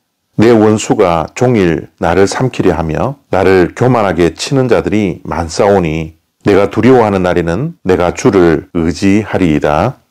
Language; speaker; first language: Korean; native; Korean